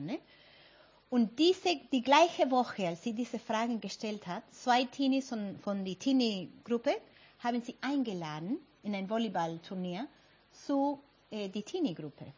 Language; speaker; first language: German; non-native, fluent; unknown